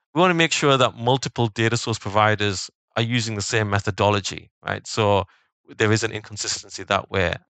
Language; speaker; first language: English; native; English